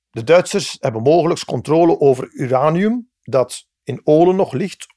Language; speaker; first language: Dutch; early bilingual, other home language; English